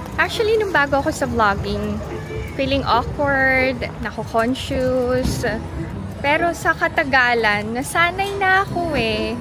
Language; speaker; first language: Filipino; native; Filipino